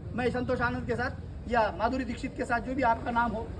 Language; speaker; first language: Hindi; non-native, local second language; Marathi